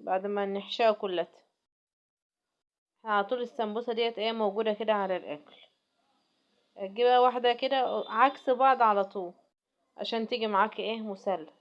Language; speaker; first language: Arabic; native; Arabic